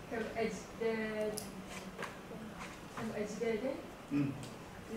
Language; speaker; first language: Arabic; non-native, learner; Malay